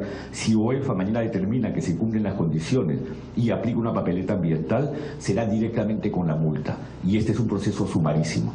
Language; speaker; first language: Spanish; native; Spanish